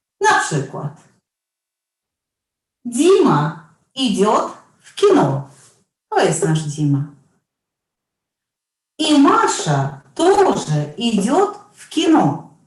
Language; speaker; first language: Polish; non-native, fluent; Russian